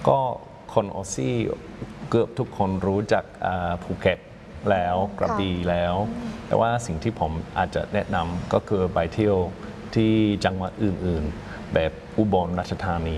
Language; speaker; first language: Thai; non-native, fluent; English